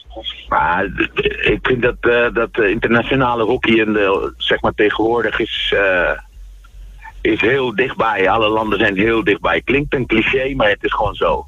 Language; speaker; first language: Dutch; non-native, fluent; Spanish